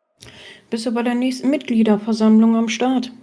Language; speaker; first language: German; native; German